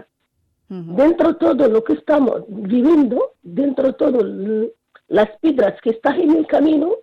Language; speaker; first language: Spanish; non-native, fluent; Arabic